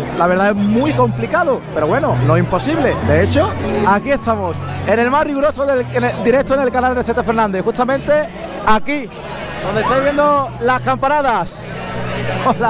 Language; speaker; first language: Spanish; native; Spanish